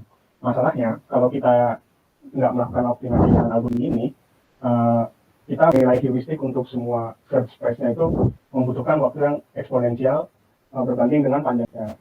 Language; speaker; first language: Indonesian; native; Indonesian